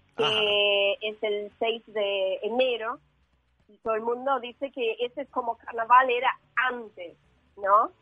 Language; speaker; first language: Spanish; non-native, fluent; English